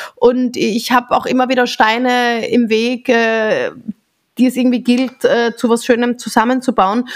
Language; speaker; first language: German; native; German